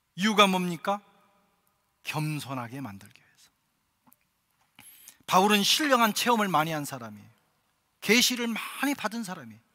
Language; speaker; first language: Korean; native; Korean